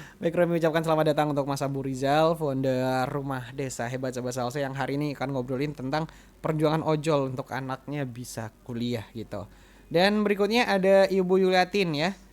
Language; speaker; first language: Indonesian; non-native, local second language; Madurese